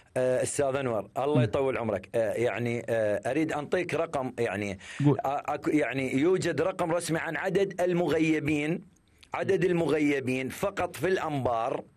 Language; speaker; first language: Arabic; native; Arabic